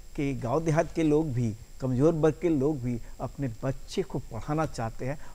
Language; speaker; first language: Hindi; native; Hindi